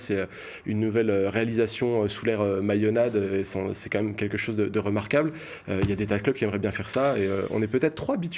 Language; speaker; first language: French; native; French